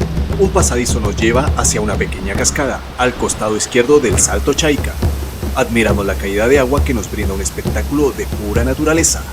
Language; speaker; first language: Spanish; native; Spanish